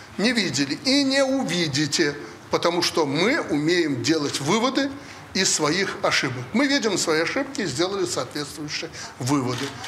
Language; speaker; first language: Russian; native; Russian